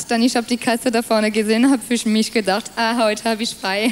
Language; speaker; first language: German; non-native, fluent; French